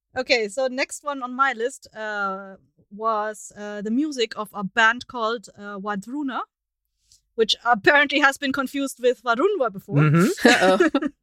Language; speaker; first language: English; non-native, fluent; German